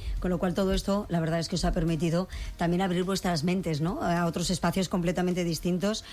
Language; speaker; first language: Spanish; native; Spanish